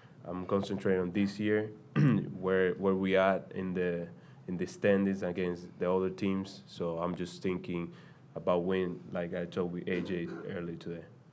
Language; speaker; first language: English; non-native, fluent; Spanish